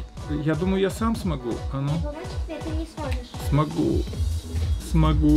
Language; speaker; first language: Russian; native; Russian